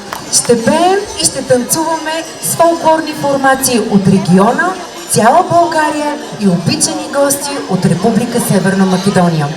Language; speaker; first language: Bulgarian; native; Bulgarian